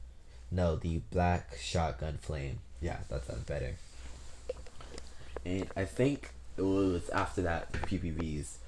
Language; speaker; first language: English; native; English